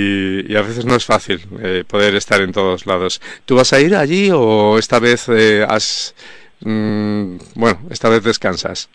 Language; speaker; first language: Spanish; native; Spanish